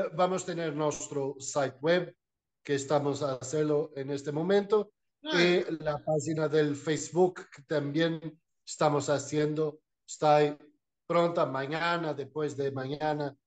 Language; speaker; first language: Spanish; non-native, fluent; Portuguese